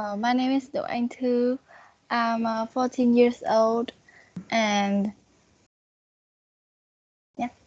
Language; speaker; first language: English; non-native, learner; Vietnamese